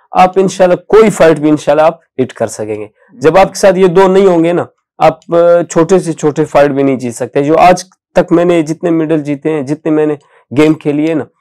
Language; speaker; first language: Urdu; non-native, local second language; Baluchi